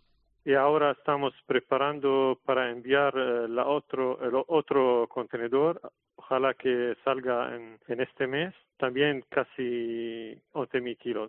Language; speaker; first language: Spanish; non-native, learner; Arabic